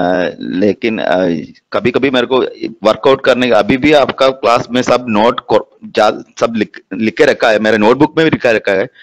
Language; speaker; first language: Hindi; non-native, local second language; Malayalam